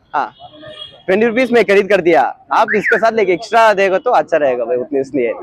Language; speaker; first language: Hindi; non-native, local second language; Kannada